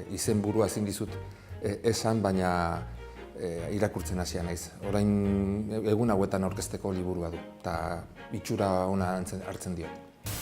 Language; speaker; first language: Basque; non-native, local second language; Spanish